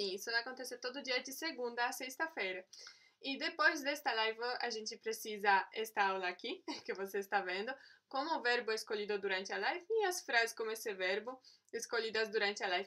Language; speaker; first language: Portuguese; non-native, fluent; Polish